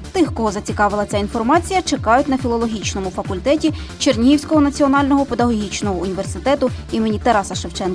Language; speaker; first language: Ukrainian; native; Ukrainian